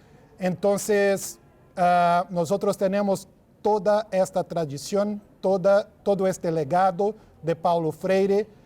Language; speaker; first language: Spanish; non-native, fluent; Portuguese